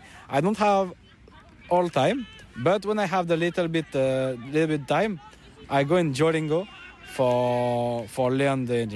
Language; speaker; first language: English; non-native, learner; French